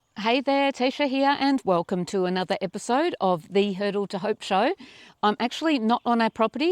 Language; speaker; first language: English; native; English